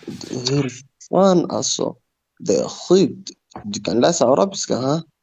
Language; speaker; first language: Swedish; early bilingual, other home language; Somali